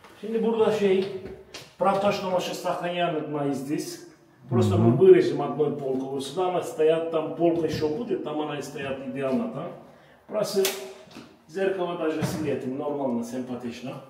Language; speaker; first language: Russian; non-native, learner; Turkish